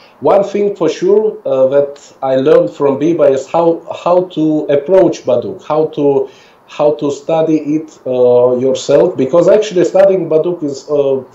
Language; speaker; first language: English; non-native, fluent; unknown